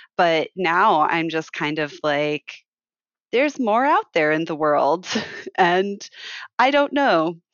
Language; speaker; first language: English; native; English